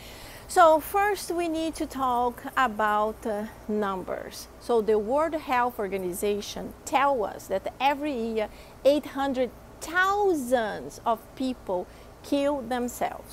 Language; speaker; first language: English; non-native, fluent; Portuguese